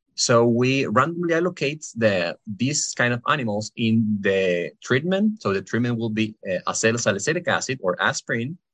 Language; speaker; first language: English; non-native, fluent; Spanish